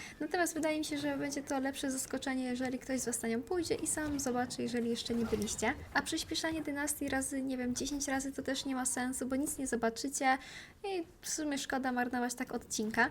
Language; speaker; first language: Polish; native; Polish